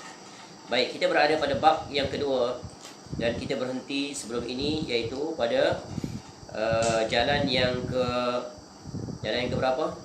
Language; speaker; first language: Malay; native; Malay